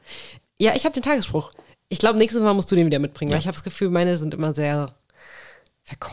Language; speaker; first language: German; native; German